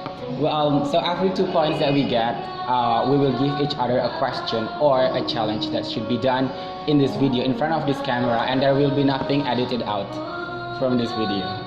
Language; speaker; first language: English; non-native, fluent; Indonesian